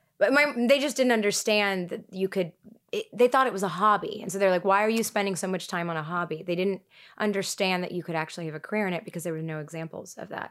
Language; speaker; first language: English; early bilingual, other home language; Tigrinya